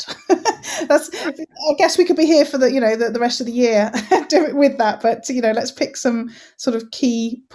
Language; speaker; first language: English; native; English